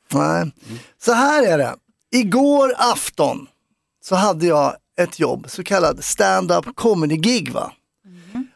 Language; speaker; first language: Swedish; native; Swedish